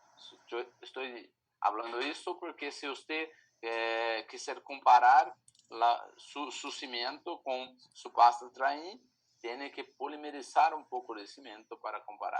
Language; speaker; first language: Spanish; non-native, fluent; Portuguese